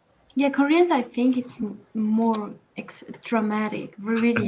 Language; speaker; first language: English; non-native, learner; French